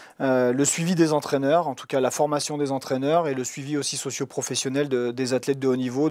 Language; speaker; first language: French; native; French